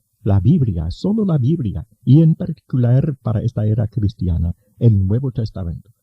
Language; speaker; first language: Spanish; native; Spanish